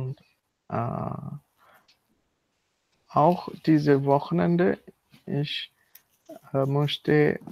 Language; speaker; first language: German; non-native, learner; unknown